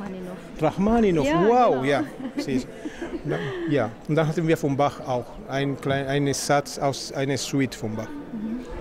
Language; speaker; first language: German; non-native, fluent; Spanish